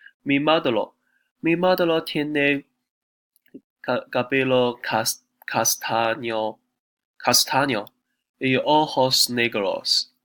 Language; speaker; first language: Spanish; non-native, learner; Chinese